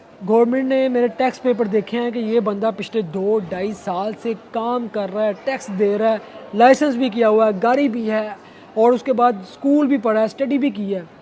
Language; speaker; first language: Urdu; non-native, local second language; Punjabi